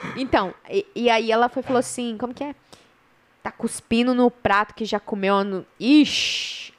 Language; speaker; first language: Portuguese; native; Portuguese